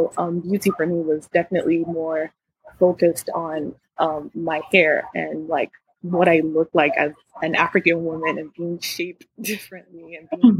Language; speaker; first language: English; non-native, local second language; Yoruba